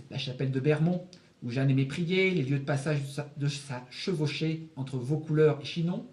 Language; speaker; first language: French; native; French